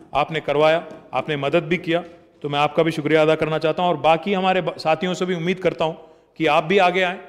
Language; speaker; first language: Hindi; non-native, local second language; Telugu